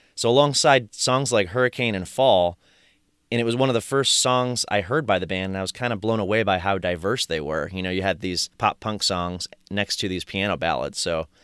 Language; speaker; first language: English; native; English